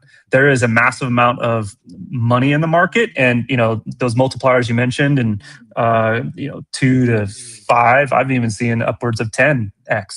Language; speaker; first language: English; native; English